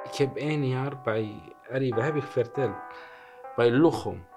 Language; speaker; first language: Dutch; non-native, learner; Arabic